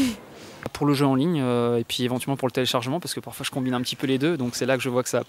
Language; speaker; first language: French; native; French